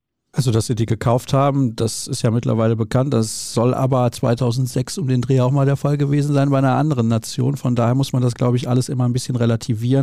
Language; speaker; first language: German; native; German